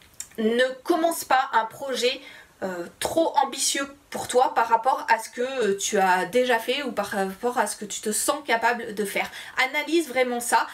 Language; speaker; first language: French; native; French